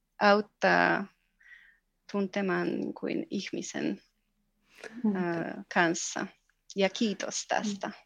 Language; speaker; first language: Finnish; non-native, fluent; Polish